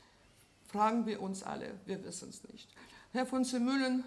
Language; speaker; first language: German; non-native, fluent; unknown